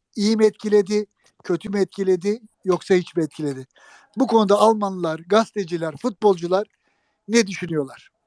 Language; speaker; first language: Turkish; native; Turkish